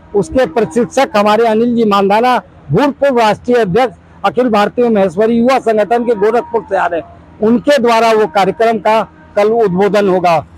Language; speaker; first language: Hindi; native; Hindi